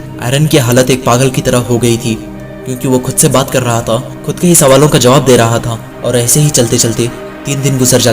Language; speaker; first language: Hindi; native; Hindi